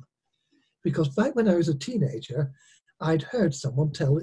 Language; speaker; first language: English; native; English